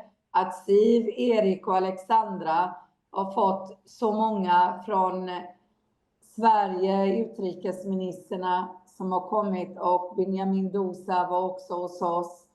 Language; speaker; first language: Swedish; non-native, fluent; Hebrew